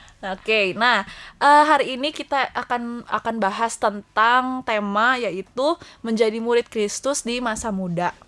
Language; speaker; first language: Indonesian; native; Indonesian